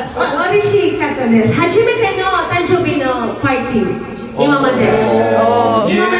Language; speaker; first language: Japanese; non-native, learner; Filipino